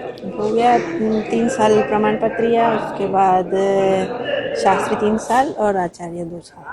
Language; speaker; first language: Hindi; non-native, fluent; Spanish